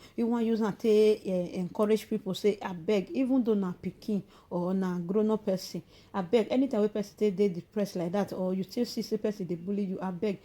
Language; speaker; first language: Nigerian Pidgin; native; Nigerian Pidgin